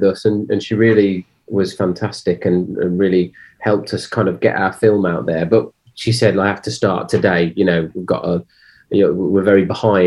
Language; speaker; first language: English; native; English